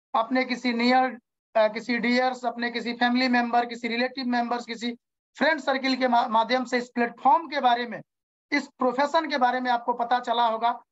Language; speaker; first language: Hindi; native; Hindi